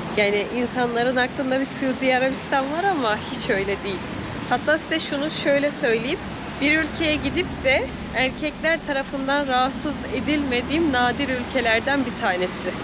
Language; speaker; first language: Turkish; native; Turkish